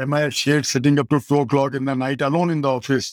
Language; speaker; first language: English; non-native, local second language; Marwari